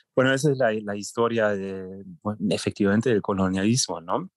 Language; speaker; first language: Spanish; early bilingual, heritage; German